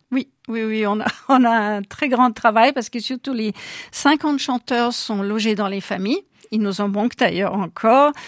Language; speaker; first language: French; non-native, fluent; German